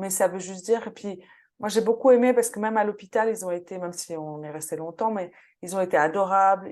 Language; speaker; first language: French; native; French